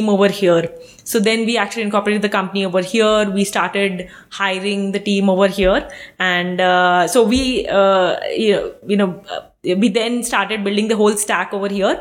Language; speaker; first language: English; non-native, local second language; Hindi